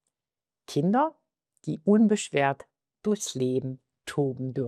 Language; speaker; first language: German; native; German